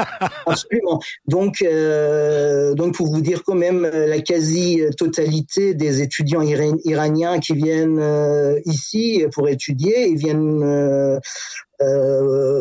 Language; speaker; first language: French; non-native, fluent; Persian